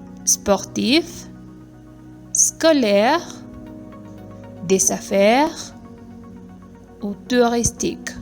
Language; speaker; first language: French; non-native, fluent; Spanish